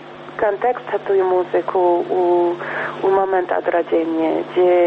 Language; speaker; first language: Belarusian; early bilingual, heritage; English